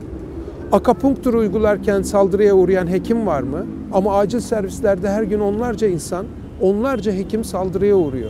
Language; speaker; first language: Turkish; native; Turkish